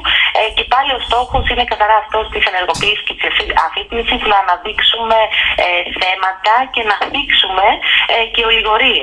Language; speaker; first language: Greek; native; Greek